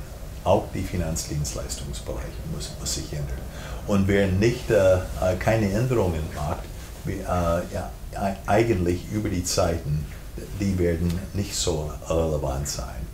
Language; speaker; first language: German; non-native, fluent; English